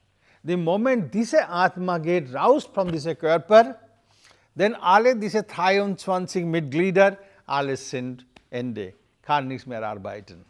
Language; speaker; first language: German; non-native, learner; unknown